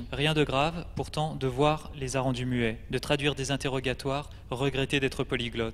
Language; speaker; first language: French; native; French